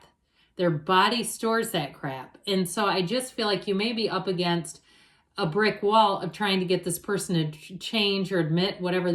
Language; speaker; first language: English; native; English